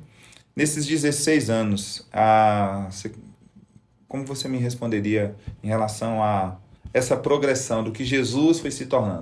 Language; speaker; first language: Portuguese; native; Portuguese